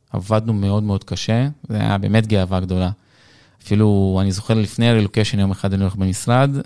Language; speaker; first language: Hebrew; early bilingual, other home language; Russian